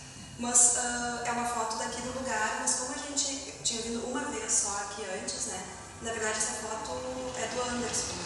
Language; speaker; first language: Portuguese; native; Portuguese